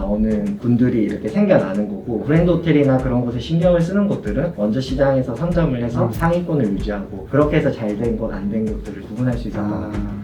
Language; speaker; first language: Korean; native; Korean